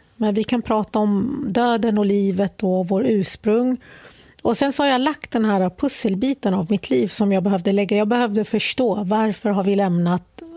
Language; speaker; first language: Swedish; early bilingual, other home language; Arabic